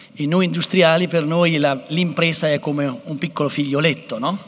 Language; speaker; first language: Italian; native; Italian